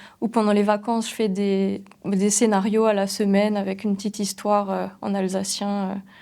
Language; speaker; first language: French; non-native, local second language; Swiss German